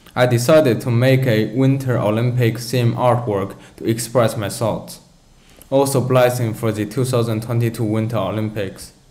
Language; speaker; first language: English; non-native, fluent; Chinese